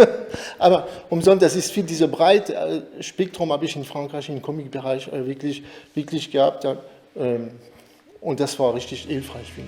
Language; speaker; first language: German; non-native, fluent; French